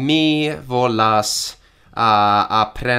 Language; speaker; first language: Spanish; non-native, fluent; English